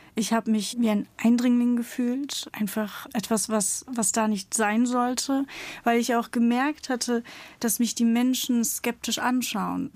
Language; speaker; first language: German; early bilingual, other home language; Turkish